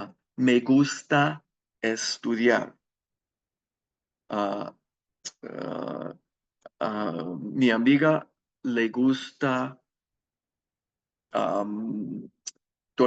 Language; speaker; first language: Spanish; non-native, fluent; English